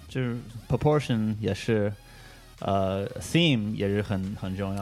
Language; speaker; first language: Chinese; early bilingual, heritage; Chinese